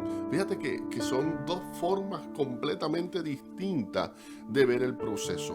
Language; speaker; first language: Spanish; native; Spanish